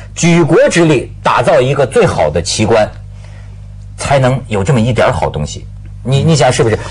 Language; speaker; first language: Chinese; native; Chinese